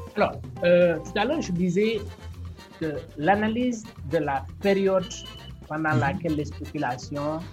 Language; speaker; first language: French; non-native, local second language; Wolof